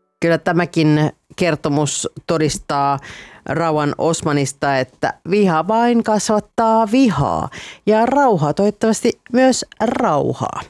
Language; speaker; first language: Finnish; native; Finnish